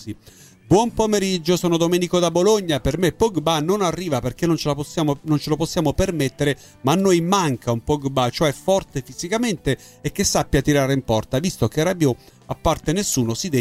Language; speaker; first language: Italian; native; Italian